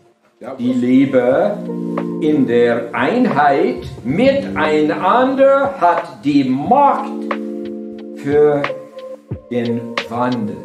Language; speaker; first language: German; non-native, learner; English